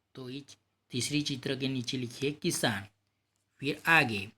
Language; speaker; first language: Hindi; non-native, local second language; Gujarati